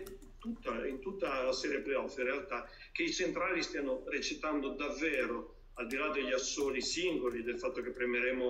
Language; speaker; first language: Italian; native; Italian